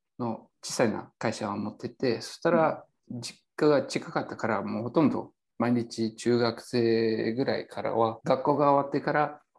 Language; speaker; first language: Japanese; non-native, fluent; English